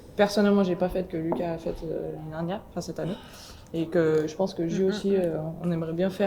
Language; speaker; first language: French; native; French